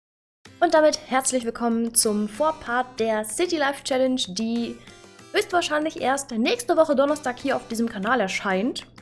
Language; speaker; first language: German; native; German